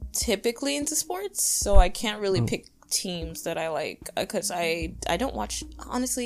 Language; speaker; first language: English; native; English